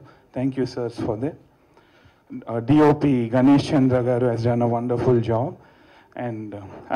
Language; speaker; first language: Telugu; native; Telugu